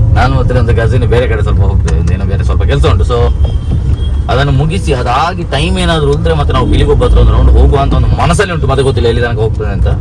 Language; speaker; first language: Kannada; non-native, local second language; Tulu